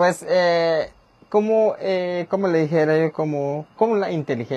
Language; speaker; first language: Spanish; non-native, local second language; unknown